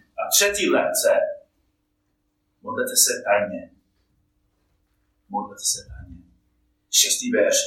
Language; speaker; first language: Czech; non-native, fluent; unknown